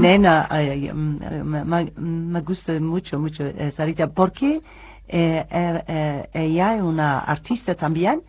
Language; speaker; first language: Spanish; non-native, learner; Turkish